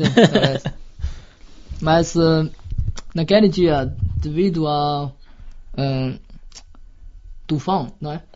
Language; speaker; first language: Portuguese; non-native, fluent; Chinese